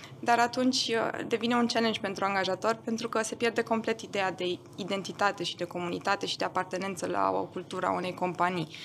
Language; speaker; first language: Romanian; non-native, local second language; German